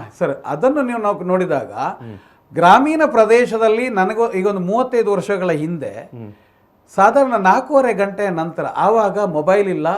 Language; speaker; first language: Kannada; non-native, local second language; Tulu